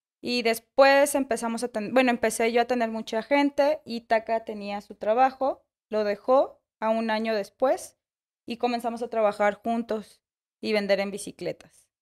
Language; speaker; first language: Spanish; native; Spanish